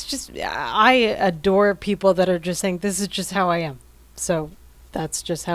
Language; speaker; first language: English; native; English